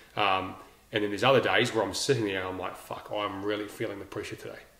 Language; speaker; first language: English; native; English